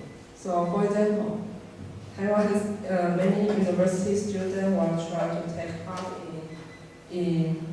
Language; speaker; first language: English; non-native, learner; Chinese